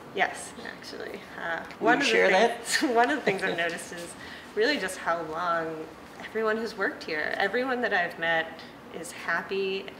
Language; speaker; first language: English; native; English